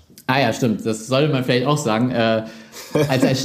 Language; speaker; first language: German; native; German